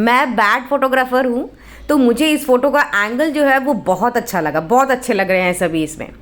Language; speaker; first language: Hindi; native; Hindi